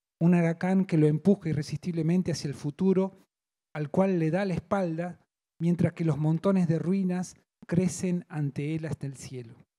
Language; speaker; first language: Spanish; native; Spanish